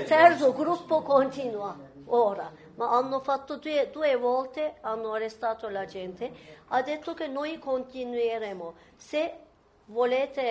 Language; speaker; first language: Italian; non-native, fluent; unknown